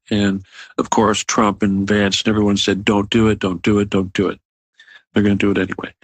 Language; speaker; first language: English; native; English